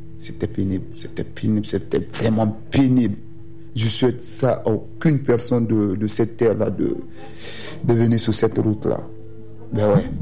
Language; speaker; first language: French; non-native, local second language; Susu